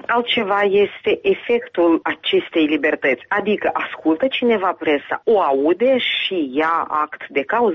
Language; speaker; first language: Romanian; native; Romanian